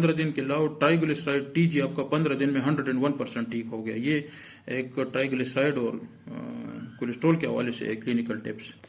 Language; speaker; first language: Urdu; non-native, local second language; Pashto